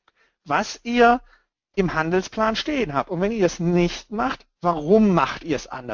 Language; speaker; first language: German; native; German